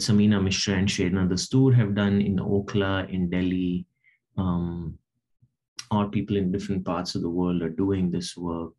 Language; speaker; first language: English; non-native, local second language; Telugu